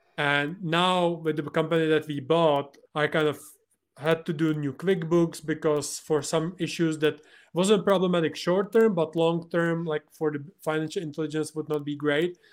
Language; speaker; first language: English; non-native, fluent; Czech